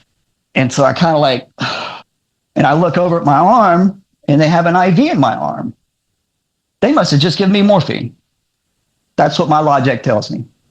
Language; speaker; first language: English; native; English